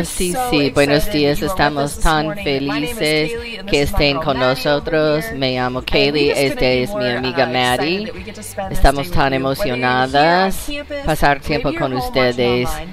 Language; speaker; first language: Spanish; non-native, learner; English